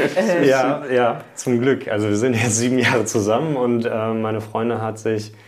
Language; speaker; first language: German; early bilingual, other home language; Hungarian